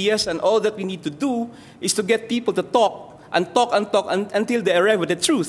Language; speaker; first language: English; non-native, local second language; Filipino